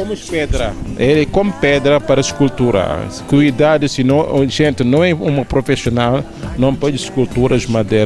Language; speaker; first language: Portuguese; non-native, learner; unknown